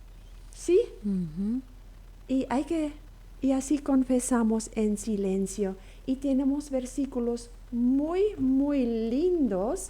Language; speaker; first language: Spanish; non-native, local second language; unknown